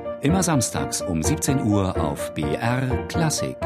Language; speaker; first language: German; native; German